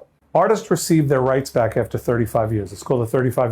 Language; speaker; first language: English; native; English